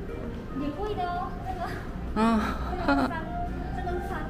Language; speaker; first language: Chinese; non-native, learner; Thai